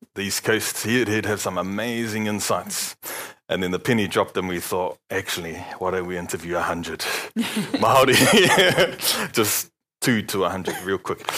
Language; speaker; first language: English; native; English